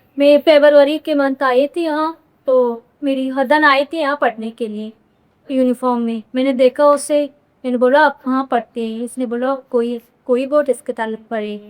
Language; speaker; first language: Urdu; non-native, local second language; Sindhi